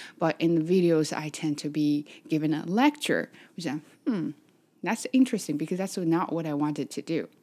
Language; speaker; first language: English; non-native, fluent; Chinese